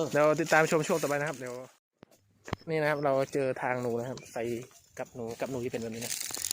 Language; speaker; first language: Thai; non-native, local second language; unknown